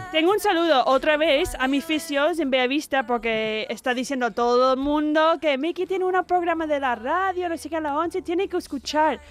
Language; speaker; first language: Spanish; non-native, fluent; English